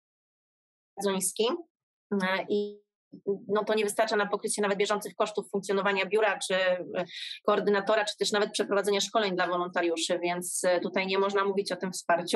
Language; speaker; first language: Polish; native; Polish